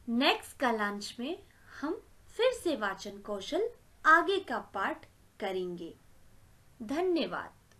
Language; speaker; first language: Hindi; non-native, local second language; Marathi